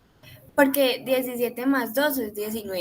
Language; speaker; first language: Spanish; native; Spanish